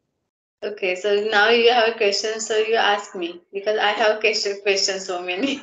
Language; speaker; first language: English; non-native, learner; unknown